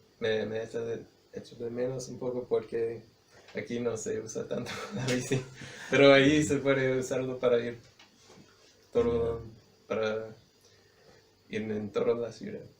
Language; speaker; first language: Spanish; non-native, fluent; English